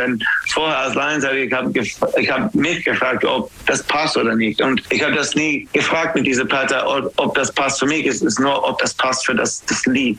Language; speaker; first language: German; non-native, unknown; English